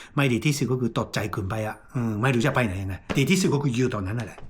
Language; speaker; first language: Thai; non-native, fluent; Japanese